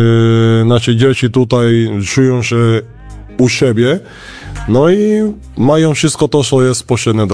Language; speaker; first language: Polish; non-native, learner; Spanish